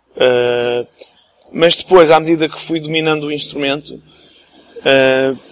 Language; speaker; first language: Portuguese; early bilingual, other home language; English